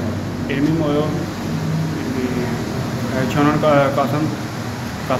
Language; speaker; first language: Korean; non-native, learner; Urdu